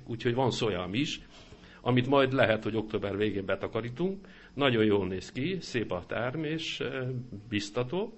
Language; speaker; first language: Hungarian; native; Hungarian